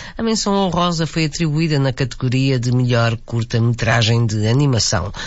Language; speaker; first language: Portuguese; native; Portuguese